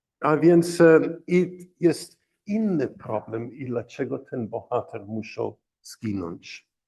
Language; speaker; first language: Polish; early bilingual, heritage; Polish